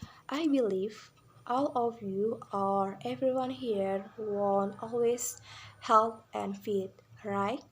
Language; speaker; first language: English; non-native, learner; Indonesian